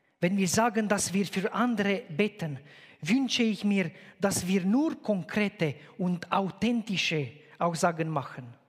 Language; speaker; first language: German; non-native, fluent; Romanian